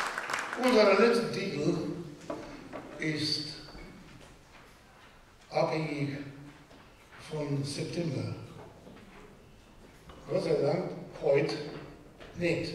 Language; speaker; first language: German; non-native, fluent; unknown